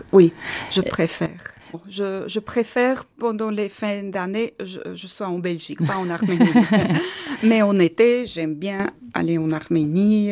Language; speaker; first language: French; non-native, learner; Armenian